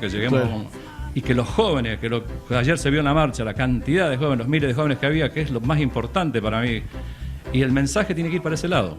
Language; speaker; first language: Spanish; native; Spanish